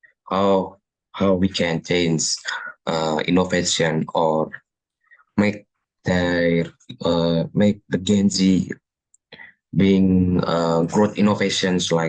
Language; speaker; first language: English; non-native, learner; Indonesian